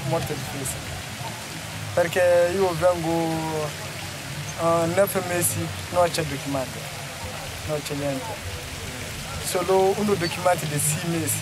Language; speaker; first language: Italian; non-native, learner; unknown